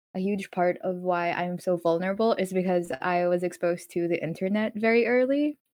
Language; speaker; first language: English; non-native, local second language; Filipino